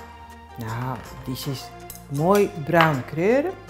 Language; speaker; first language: Dutch; non-native, learner; Japanese